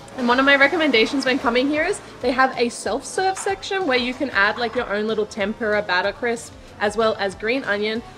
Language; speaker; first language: English; native; English